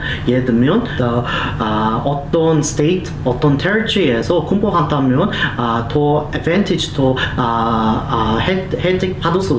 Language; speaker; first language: Korean; non-native, learner; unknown